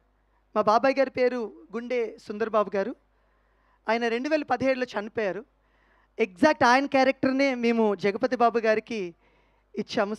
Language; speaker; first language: Telugu; native; Telugu